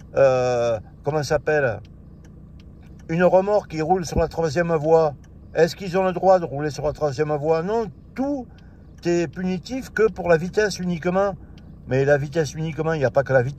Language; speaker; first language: French; native; French